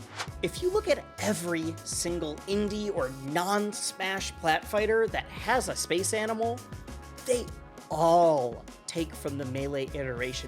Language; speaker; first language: English; native; English